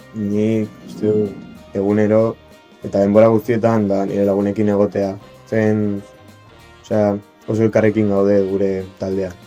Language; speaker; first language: Basque; non-native, local second language; Spanish